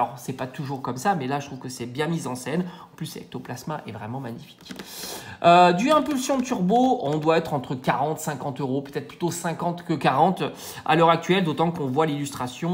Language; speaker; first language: French; native; French